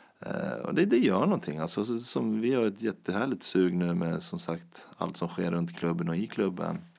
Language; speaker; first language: Swedish; native; Swedish